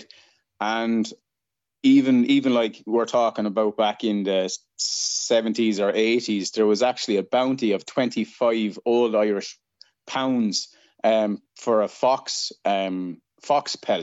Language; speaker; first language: English; native; English